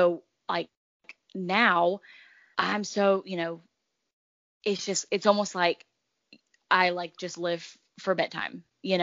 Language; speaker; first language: English; native; English